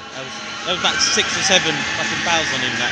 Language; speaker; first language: English; native; English